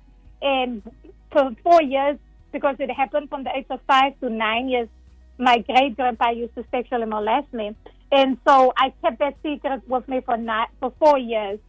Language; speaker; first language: English; non-native, local second language; Dutch